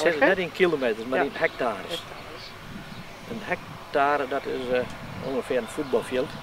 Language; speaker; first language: Dutch; non-native, local second language; Western Frisian